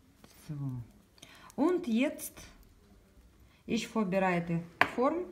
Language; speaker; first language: German; non-native, learner; Russian